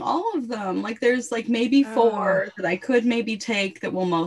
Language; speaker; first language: English; native; English